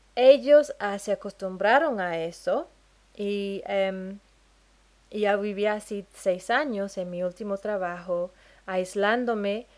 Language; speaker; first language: Spanish; non-native, fluent; English